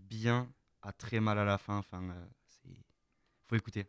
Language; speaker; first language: French; native; French